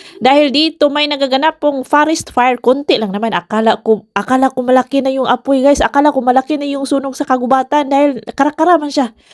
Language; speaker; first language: Filipino; non-native, local second language; Cebuano